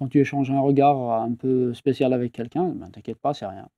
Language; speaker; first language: French; non-native, local second language; Kabyle